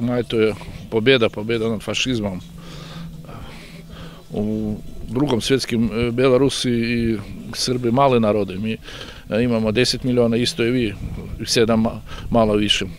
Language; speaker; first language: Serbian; non-native, learner; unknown